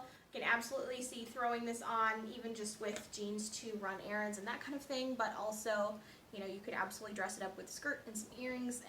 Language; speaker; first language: English; native; English